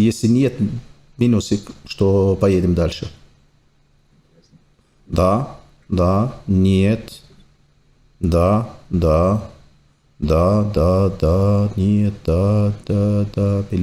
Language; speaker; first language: Russian; non-native, fluent; Turkish